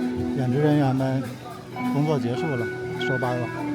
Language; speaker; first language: Chinese; native; Chinese